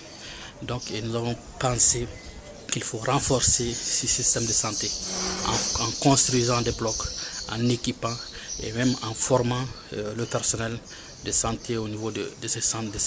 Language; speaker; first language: French; non-native, local second language; Bambara